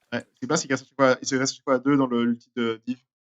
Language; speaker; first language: French; native; French